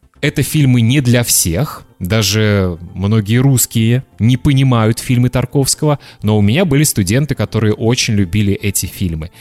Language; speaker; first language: Russian; native; Russian